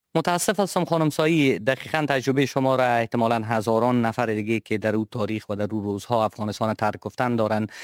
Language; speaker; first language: Persian; native; Persian